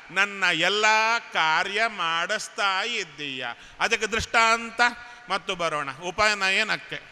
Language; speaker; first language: Kannada; native; Kannada